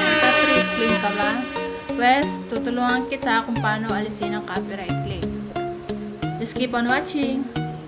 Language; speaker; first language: Filipino; non-native, local second language; Pampanga